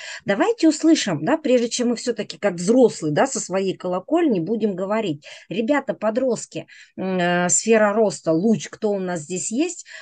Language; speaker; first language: Russian; native; Russian